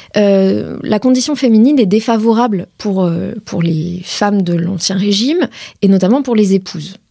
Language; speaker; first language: French; native; French